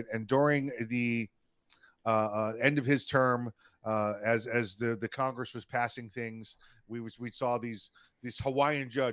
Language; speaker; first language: English; native; English